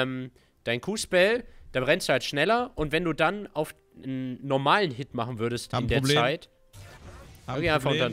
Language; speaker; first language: German; native; German